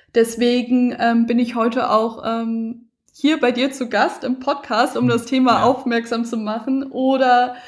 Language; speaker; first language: German; early bilingual, other home language; Persian